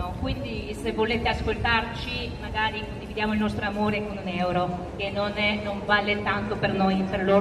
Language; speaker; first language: Italian; non-native, fluent; Korean